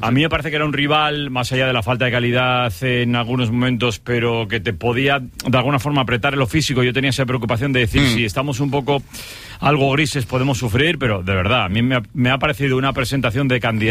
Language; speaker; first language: Spanish; native; Spanish